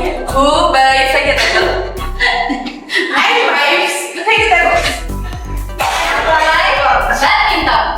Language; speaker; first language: English; non-native, learner; Indonesian